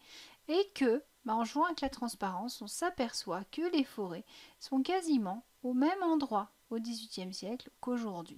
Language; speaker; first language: French; native; French